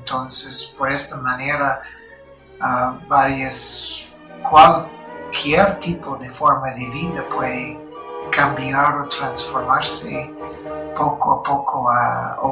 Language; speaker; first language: Spanish; non-native, fluent; English